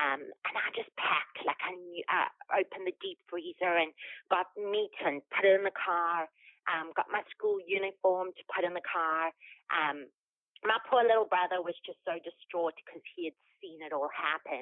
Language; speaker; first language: English; native; English